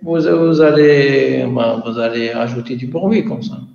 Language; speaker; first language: French; non-native, local second language; Arabic